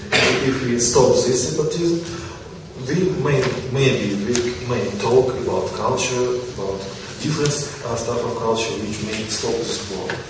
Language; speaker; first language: English; non-native, learner; Russian